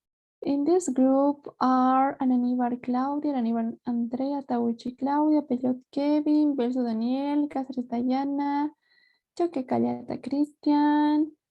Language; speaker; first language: English; non-native, fluent; Spanish